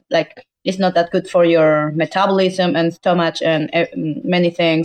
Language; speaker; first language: English; non-native, fluent; Spanish